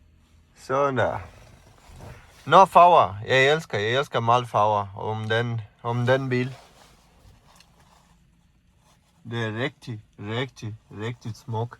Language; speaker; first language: Danish; non-native, learner; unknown